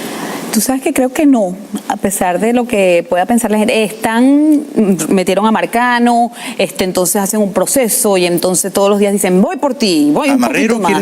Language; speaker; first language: Spanish; native; Spanish